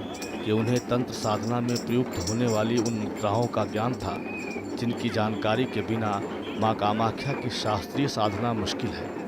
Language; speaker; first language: Hindi; native; Hindi